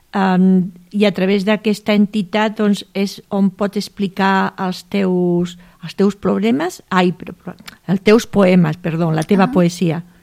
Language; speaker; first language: Catalan; native; Catalan